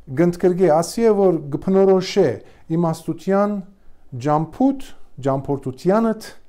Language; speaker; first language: Armenian; early bilingual, heritage; Armenian